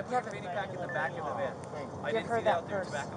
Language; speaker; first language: English; native; English